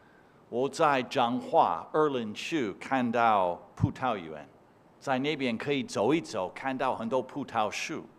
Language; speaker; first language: Chinese; non-native, fluent; English